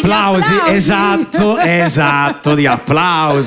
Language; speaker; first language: Italian; native; Italian